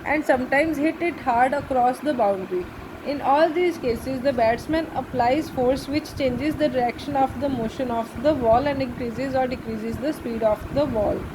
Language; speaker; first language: English; non-native, local second language; Punjabi